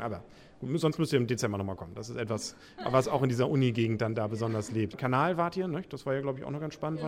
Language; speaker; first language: German; native; German